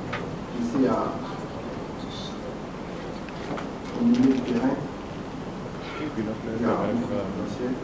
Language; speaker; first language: French; non-native, local second language; Lingala